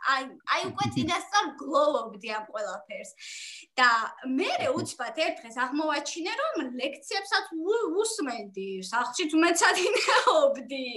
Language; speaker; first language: Georgian; native; Georgian